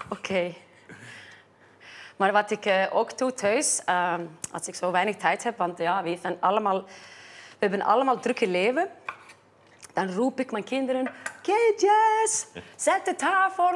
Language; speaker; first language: Dutch; non-native, fluent; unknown